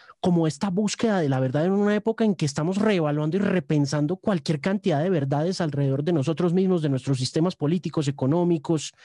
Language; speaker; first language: Spanish; native; Spanish